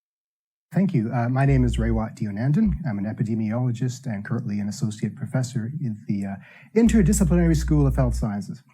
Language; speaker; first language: English; native; English